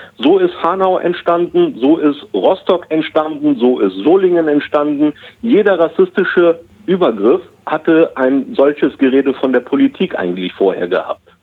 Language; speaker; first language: German; early bilingual, other home language; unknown